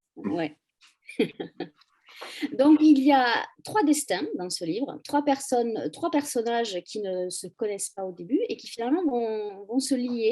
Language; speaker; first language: French; native; French